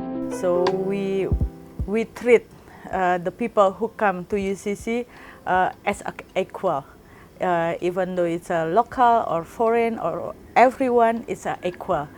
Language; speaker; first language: English; non-native, learner; Indonesian